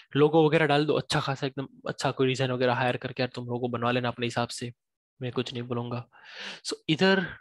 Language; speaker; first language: Hindi; native; Hindi